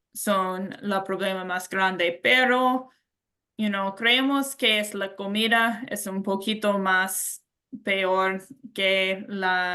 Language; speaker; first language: Spanish; non-native, learner; English